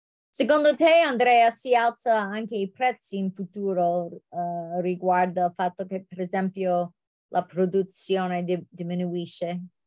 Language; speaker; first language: Italian; non-native, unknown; English